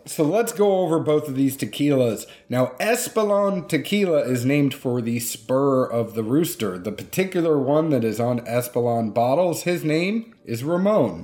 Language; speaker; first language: English; native; English